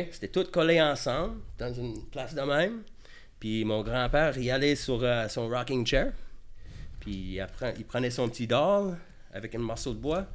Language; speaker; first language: French; early bilingual, heritage; French